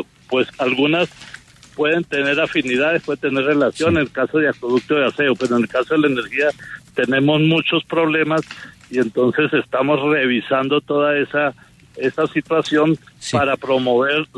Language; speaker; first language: Spanish; native; Spanish